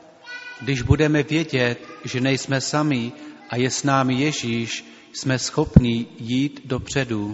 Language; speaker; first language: Czech; native; Czech